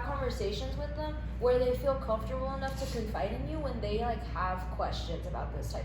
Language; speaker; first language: English; native; English